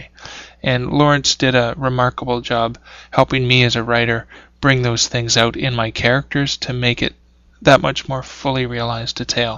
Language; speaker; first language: English; native; English